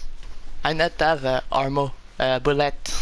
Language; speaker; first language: English; non-native, learner; French